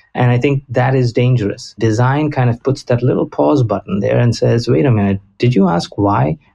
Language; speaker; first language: English; non-native, local second language; Konkani